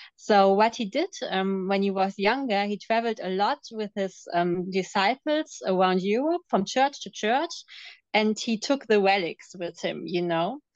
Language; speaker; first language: English; non-native, fluent; German